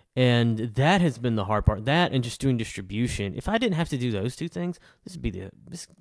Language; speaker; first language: English; native; English